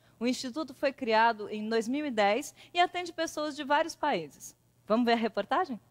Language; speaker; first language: Portuguese; native; Portuguese